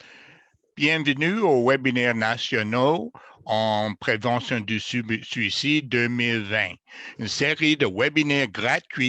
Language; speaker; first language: French; non-native, fluent; English